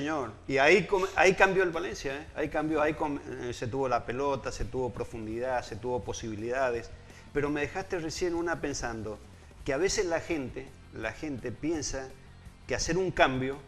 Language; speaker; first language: Spanish; native; Spanish